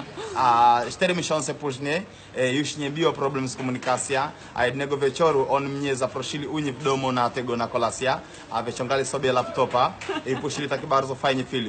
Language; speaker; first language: Polish; non-native, learner; Swahili